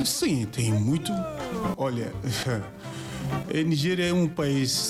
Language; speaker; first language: Portuguese; non-native, learner; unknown